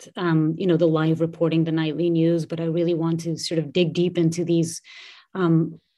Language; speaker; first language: English; non-native, fluent; Portuguese